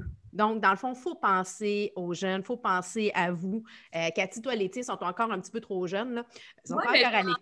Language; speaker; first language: French; native; French